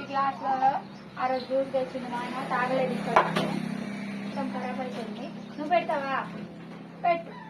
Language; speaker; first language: Telugu; native; Telugu